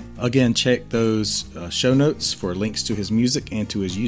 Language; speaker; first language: English; native; English